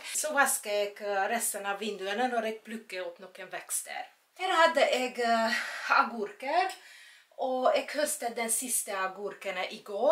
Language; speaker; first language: Norwegian; non-native, fluent; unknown